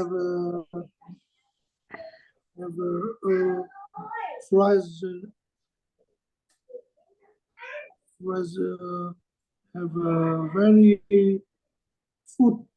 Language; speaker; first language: English; non-native, learner; Vietnamese